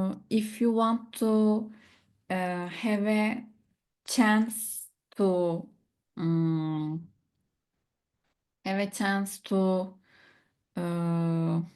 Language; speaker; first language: English; non-native, learner; Turkish